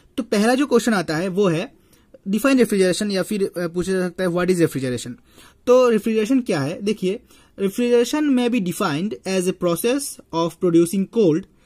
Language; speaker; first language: Hindi; native; Hindi